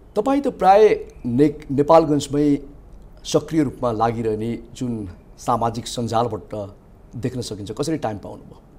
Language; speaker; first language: Nepali; native; Nepali